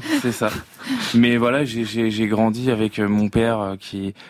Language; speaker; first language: French; native; French